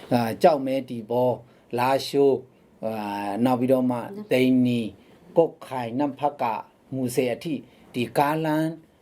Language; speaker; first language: Burmese; non-native, local second language; Shan